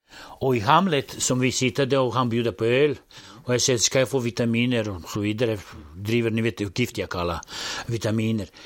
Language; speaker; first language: Swedish; non-native, fluent; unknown